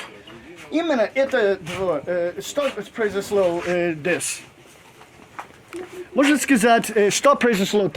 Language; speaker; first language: Russian; non-native, learner; English